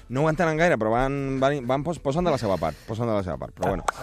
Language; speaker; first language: Catalan; early bilingual, other home language; Spanish